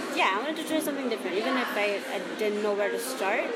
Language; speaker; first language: English; non-native, local second language; Cebuano